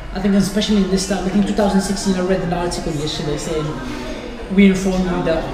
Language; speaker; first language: English; non-native, fluent; Arabic